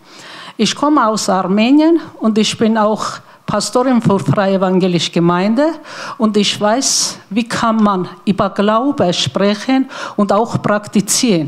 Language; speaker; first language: German; non-native, learner; Armenian